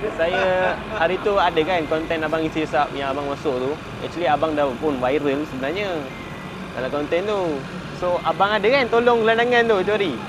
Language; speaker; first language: Malay; early bilingual, other home language; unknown